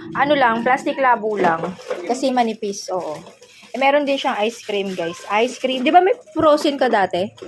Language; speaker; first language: Filipino; native; Filipino